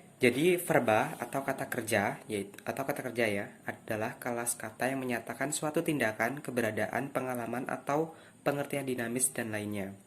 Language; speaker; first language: Indonesian; native; Indonesian